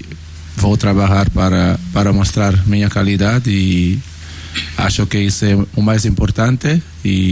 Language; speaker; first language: Spanish; non-native, learner; Portuguese